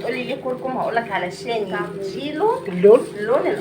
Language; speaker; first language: Arabic; native; Arabic